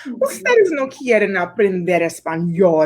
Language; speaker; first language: Spanish; non-native, fluent; English